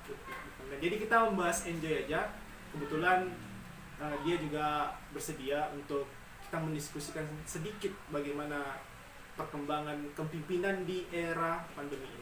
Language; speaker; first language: Indonesian; native; Indonesian